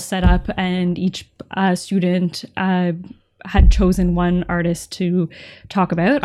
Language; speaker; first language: English; native; English